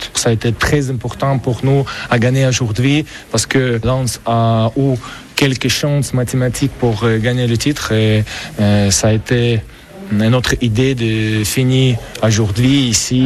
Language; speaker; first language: French; non-native, fluent; Spanish